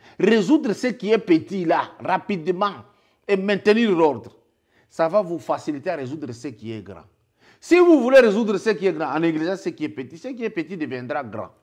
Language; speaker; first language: French; non-native, local second language; Lingala